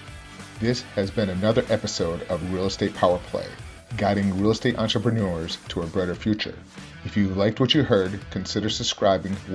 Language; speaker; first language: English; native; English